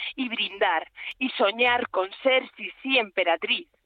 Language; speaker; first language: Spanish; native; Spanish